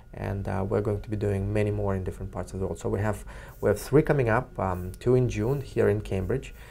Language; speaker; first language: English; non-native, fluent; Russian